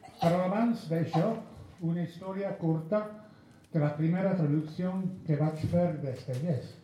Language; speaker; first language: Catalan; non-native, fluent; English